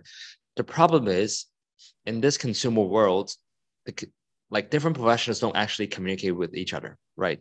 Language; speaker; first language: English; non-native, local second language; Cantonese